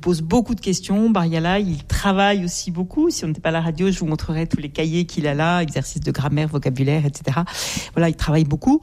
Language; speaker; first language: French; native; French